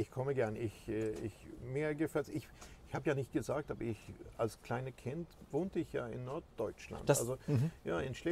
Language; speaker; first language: German; non-native, fluent; Swedish